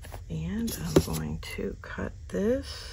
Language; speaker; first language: English; native; English